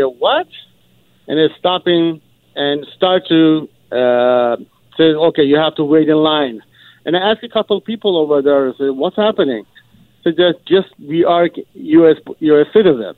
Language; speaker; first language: English; non-native, learner; Persian